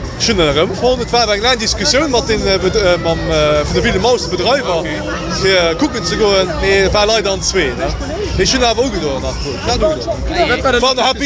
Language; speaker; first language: German; native; German